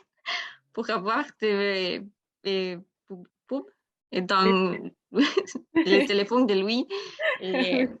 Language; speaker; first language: French; non-native, learner; Spanish